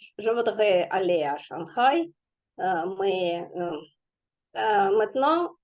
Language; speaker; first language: French; non-native, learner; Russian